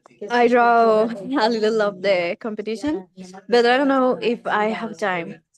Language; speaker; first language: English; non-native, learner; Spanish